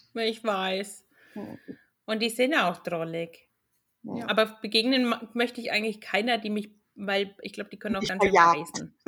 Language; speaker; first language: German; native; German